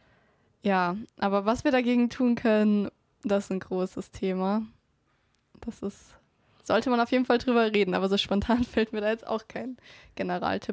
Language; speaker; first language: German; native; German